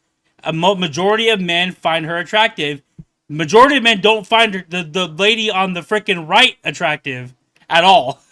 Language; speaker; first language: English; native; English